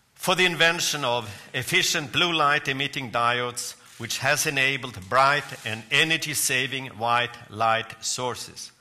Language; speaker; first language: English; non-native, fluent; Swedish